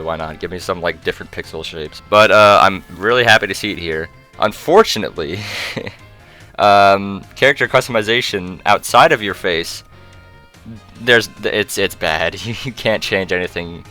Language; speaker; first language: English; native; English